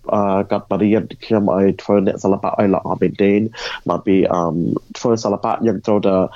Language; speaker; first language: Khmer; early bilingual, heritage; Khmer